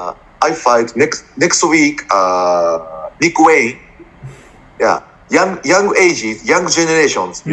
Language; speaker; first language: English; non-native, learner; Japanese